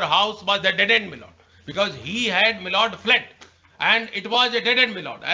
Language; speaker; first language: English; non-native, local second language; Hindi